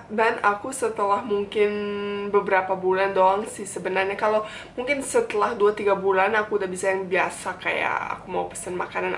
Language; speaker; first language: Indonesian; non-native, fluent; Bosnian